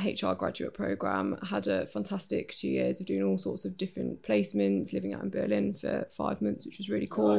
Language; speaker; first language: English; native; English